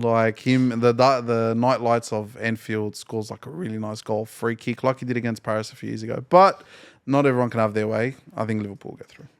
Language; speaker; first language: English; native; English